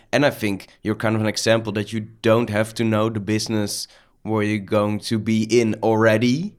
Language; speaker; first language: English; non-native, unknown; Dutch